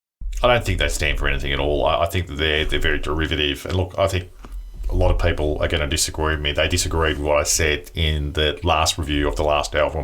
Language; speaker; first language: English; native; English